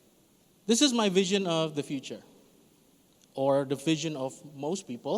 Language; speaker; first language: English; non-native, fluent; Indonesian